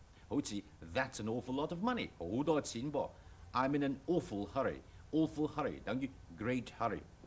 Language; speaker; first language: English; non-native, local second language; Cantonese